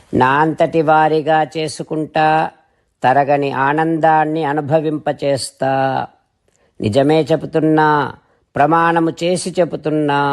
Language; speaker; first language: Telugu; native; Telugu